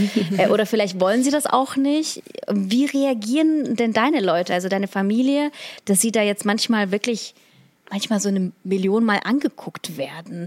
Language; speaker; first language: German; early bilingual, other home language; Russian